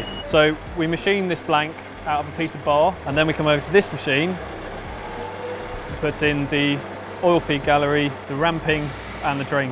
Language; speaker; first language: English; native; English